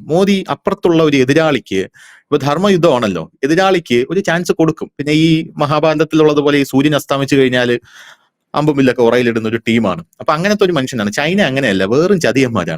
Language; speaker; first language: Malayalam; native; Malayalam